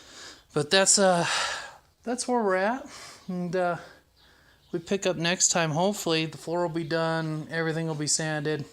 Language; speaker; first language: English; native; English